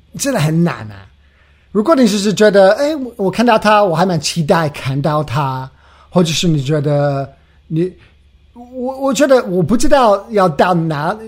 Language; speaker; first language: Chinese; non-native, fluent; English